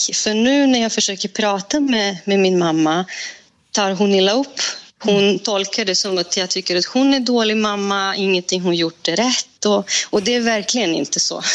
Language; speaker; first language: Swedish; non-native, fluent; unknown